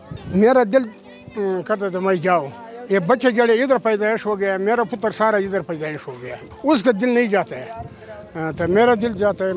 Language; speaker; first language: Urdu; non-native, learner; Pashto